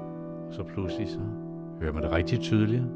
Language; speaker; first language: Danish; native; Danish